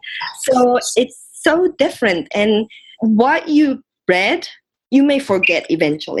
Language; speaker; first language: English; non-native, fluent; Japanese